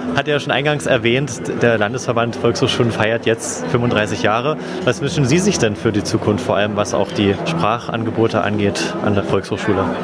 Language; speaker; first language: German; native; German